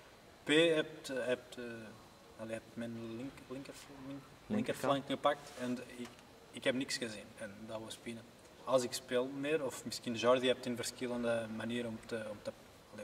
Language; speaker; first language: Dutch; non-native, learner; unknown